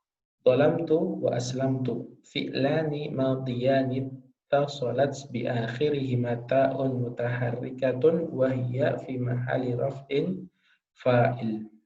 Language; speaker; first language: Arabic; non-native, fluent; Indonesian